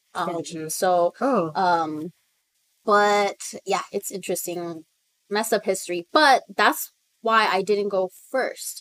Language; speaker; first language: English; early bilingual, other home language; Spanish